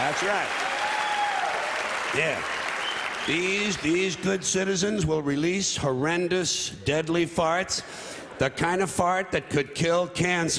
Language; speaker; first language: English; native; English